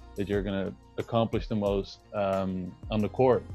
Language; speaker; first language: English; non-native, fluent; Dutch